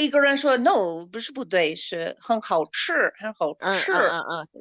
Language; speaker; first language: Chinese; non-native, learner; English